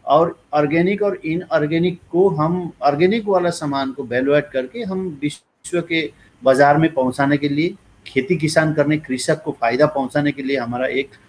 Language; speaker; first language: Hindi; non-native, local second language; Nepali